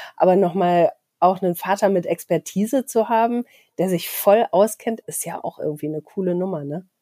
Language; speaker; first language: German; native; German